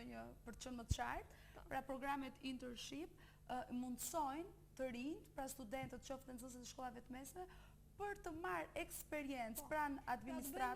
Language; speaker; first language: Albanian; native; Albanian